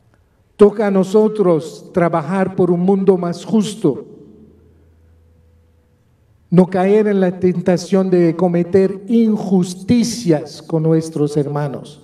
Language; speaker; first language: Spanish; non-native, fluent; Maltese